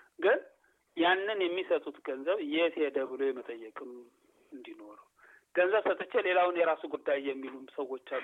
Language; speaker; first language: Amharic; native; Amharic